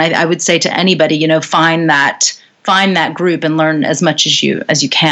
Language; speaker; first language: English; native; English